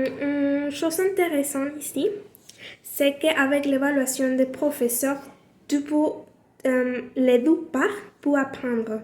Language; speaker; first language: French; non-native, learner; Spanish